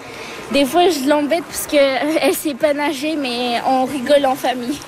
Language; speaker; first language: French; early bilingual, other home language; Turkish